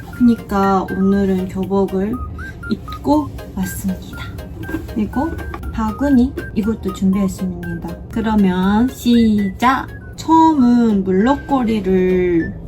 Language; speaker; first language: Korean; non-native, fluent; Japanese